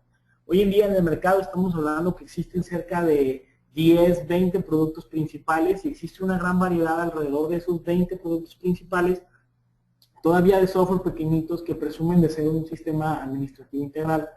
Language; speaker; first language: Spanish; native; Spanish